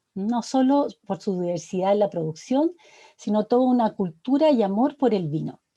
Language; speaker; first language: Spanish; native; Spanish